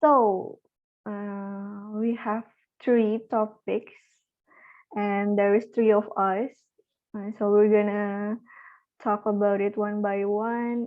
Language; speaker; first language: English; non-native, learner; Indonesian